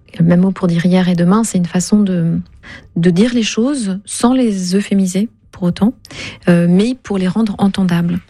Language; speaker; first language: French; non-native, local second language; Kinyarwanda